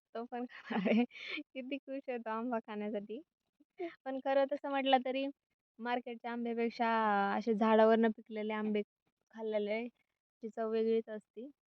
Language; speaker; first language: Marathi; non-native, local second language; Lambadi